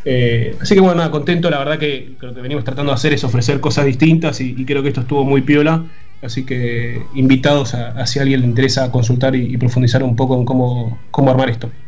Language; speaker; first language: Spanish; native; Spanish